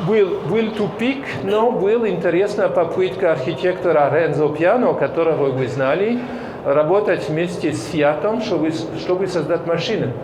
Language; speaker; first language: Russian; non-native, fluent; French